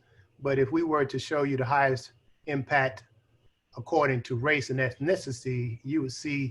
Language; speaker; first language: English; native; English